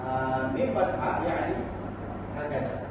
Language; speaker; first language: Arabic; non-native, learner; Malay